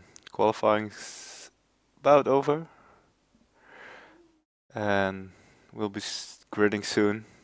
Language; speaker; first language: English; non-native, fluent; Dutch